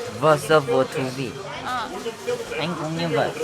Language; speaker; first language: Vietnamese; non-native, learner; Korean